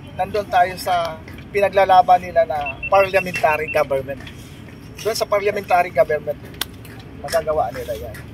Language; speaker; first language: Filipino; native; Filipino